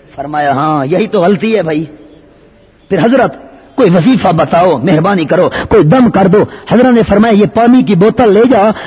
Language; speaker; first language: Urdu; non-native, local second language; Pashto